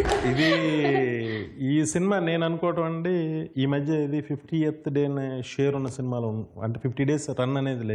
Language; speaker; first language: Telugu; native; Telugu